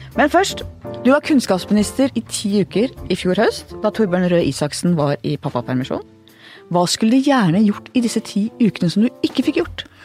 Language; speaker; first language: Norwegian; native; Norwegian